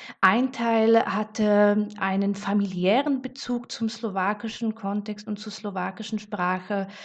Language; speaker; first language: German; non-native, fluent; Slovak